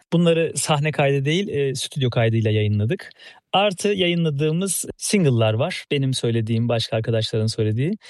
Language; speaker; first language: Turkish; native; Turkish